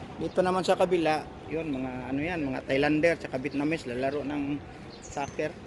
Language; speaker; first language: Filipino; native; Filipino